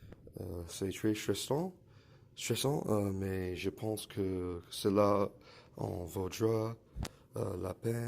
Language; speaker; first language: French; non-native, learner; English